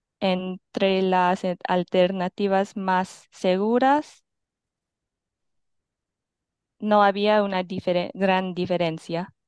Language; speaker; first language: Spanish; non-native, fluent; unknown